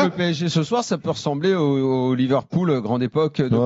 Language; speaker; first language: French; native; French